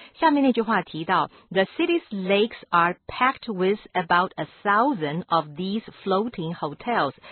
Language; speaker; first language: English; non-native, fluent; Chinese